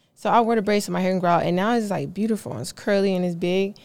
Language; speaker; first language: English; native; English